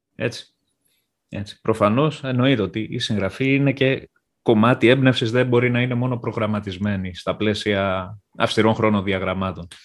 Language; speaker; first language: Greek; native; Greek